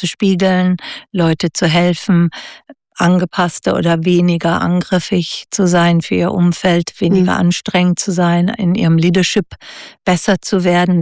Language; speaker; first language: German; native; German